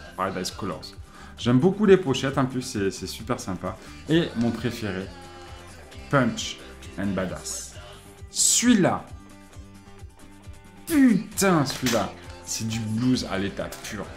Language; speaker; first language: French; native; French